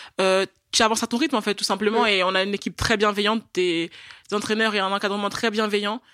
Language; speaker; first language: French; native; French